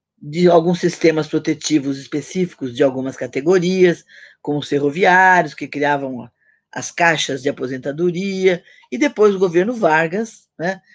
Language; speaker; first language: Portuguese; native; Portuguese